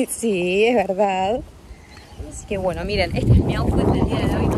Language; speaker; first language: Spanish; native; Spanish